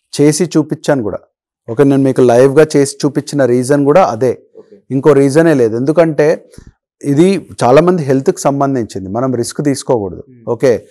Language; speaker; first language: Telugu; native; Telugu